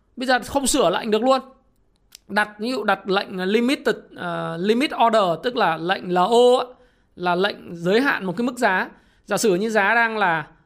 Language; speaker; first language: Vietnamese; native; Vietnamese